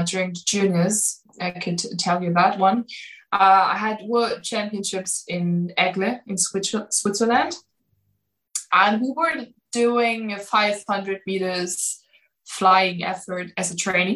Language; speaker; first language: English; non-native, fluent; German